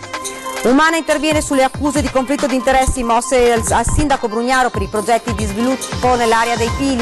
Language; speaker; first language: Italian; native; Italian